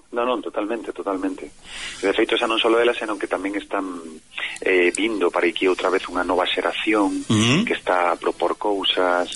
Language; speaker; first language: Galician; native; Galician